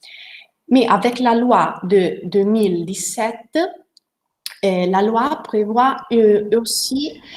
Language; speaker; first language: French; non-native, learner; Italian